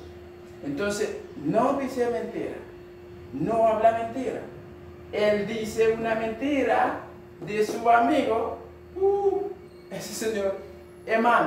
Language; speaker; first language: Spanish; non-native, fluent; Haitian Creole